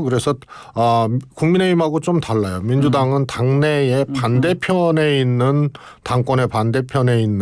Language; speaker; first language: Korean; native; Korean